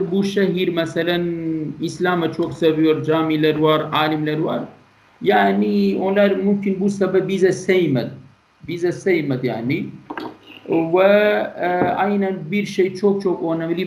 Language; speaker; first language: Turkish; non-native, learner; Kurdish